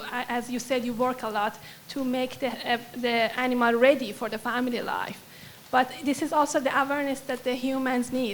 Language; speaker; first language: English; non-native, fluent; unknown